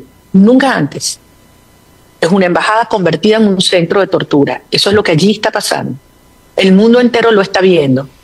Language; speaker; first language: Spanish; native; Spanish